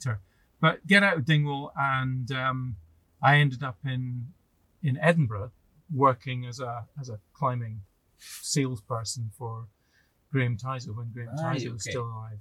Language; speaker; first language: English; native; English